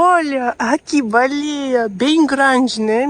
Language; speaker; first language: Portuguese; non-native, learner; Russian